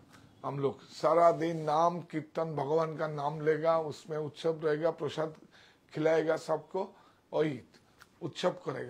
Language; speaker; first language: Hindi; non-native, local second language; Bangla